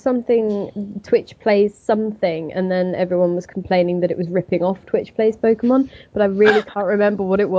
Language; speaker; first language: English; native; English